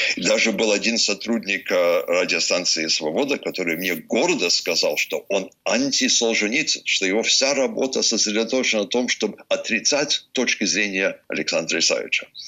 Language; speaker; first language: Russian; early bilingual, heritage; English